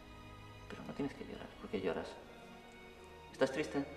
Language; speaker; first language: Spanish; native; Spanish